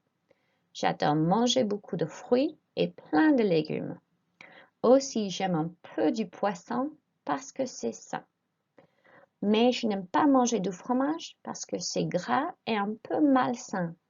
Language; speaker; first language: French; non-native, fluent; English